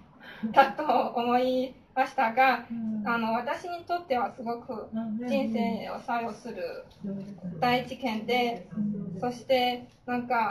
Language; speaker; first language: Japanese; non-native, fluent; Chinese